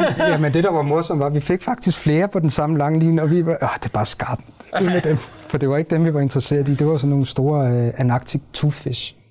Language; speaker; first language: Danish; native; Danish